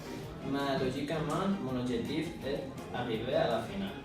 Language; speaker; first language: French; non-native, learner; Spanish